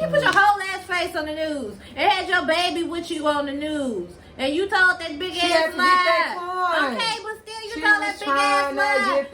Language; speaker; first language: English; native; English